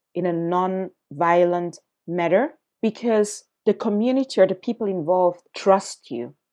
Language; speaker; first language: English; early bilingual, other home language; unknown